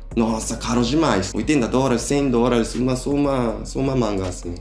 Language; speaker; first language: Portuguese; non-native, learner; Japanese